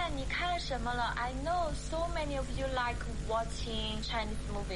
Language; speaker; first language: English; non-native, fluent; Chinese